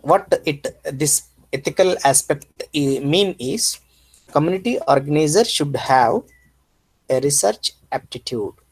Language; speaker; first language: English; non-native, local second language; Kannada